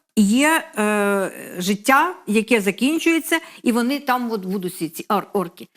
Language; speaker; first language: Ukrainian; non-native, local second language; Russian